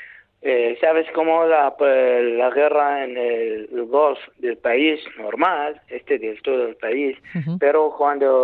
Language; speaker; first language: Spanish; non-native, learner; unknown